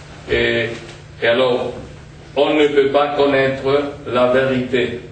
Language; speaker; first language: French; non-native, fluent; Spanish